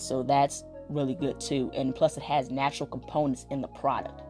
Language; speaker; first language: English; native; English